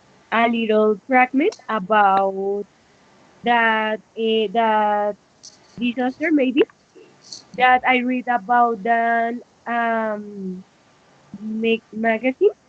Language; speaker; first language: English; non-native, learner; Spanish